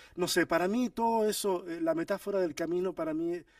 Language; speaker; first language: Spanish; native; Spanish